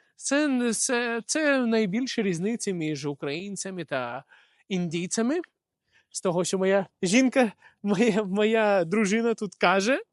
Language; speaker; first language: Ukrainian; non-native, local second language; Russian